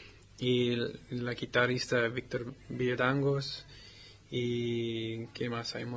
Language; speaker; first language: Spanish; non-native, learner; English